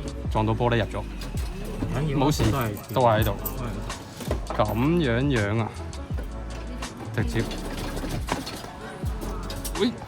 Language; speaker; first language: Chinese; native; Chinese